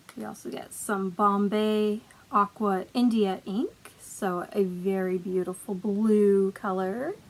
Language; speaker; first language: English; native; English